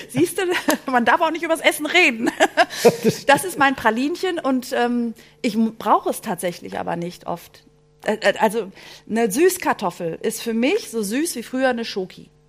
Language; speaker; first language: German; early bilingual, other home language; Greek